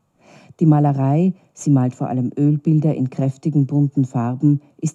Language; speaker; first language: German; native; German